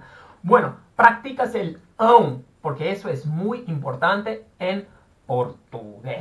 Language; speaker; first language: Spanish; non-native, fluent; Portuguese